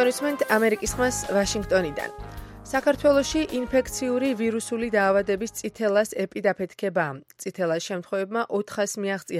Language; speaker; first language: Georgian; native; Georgian